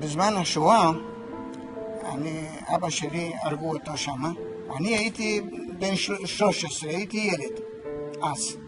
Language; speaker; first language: Hebrew; non-native, fluent; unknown